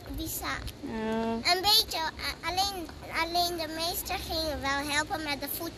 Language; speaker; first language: Dutch; early bilingual, other home language; Indonesian